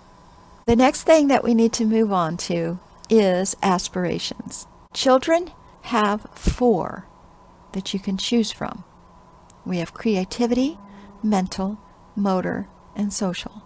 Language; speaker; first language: English; native; English